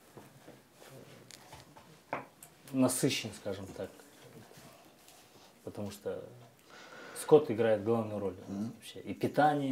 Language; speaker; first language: Russian; non-native, local second language; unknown